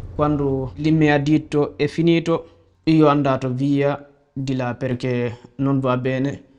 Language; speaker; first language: Italian; non-native, learner; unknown